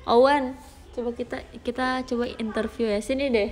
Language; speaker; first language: Indonesian; native; Indonesian